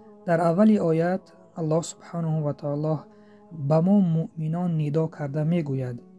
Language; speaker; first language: Persian; native; Persian